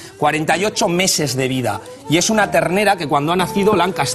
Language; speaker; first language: Spanish; native; Spanish